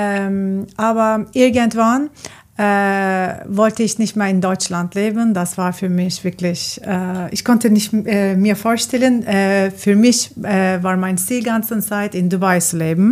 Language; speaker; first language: German; non-native, learner; Turkish